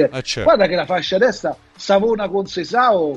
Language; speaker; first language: Italian; native; Italian